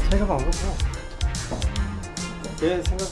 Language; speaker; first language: Korean; native; Korean